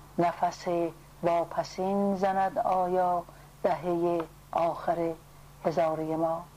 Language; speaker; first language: Persian; native; Persian